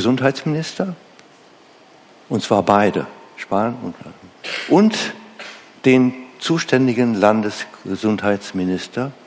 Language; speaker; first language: German; non-native, fluent; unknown